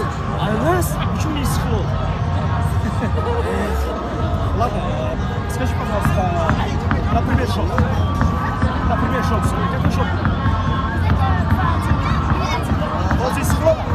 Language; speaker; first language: Russian; non-native, local second language; Tajik